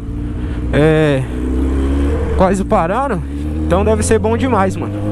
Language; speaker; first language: Portuguese; native; Portuguese